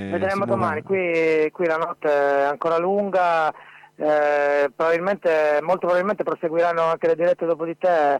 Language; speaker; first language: Italian; native; Italian